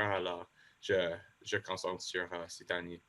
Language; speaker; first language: French; non-native, local second language; English